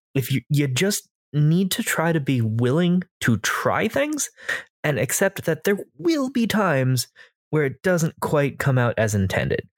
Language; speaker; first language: English; native; English